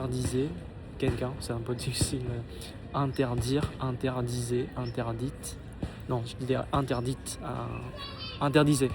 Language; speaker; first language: French; non-native, fluent; Vietnamese